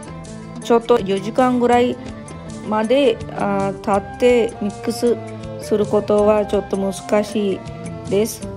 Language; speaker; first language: Japanese; non-native, learner; Sinhala